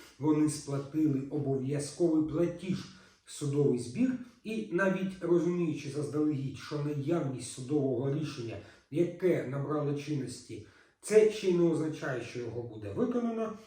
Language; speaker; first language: Ukrainian; native; Ukrainian